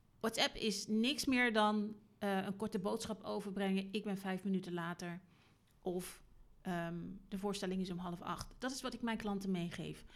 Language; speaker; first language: Dutch; native; Dutch